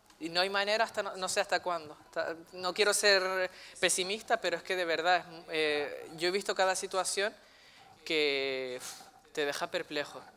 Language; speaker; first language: Spanish; native; Spanish